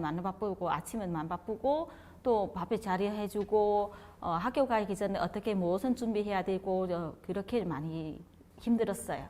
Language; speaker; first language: Korean; non-native, learner; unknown